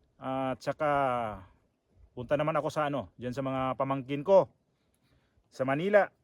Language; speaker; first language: Filipino; native; Filipino